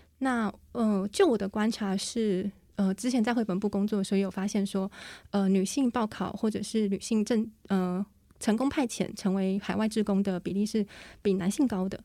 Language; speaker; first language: Chinese; native; Chinese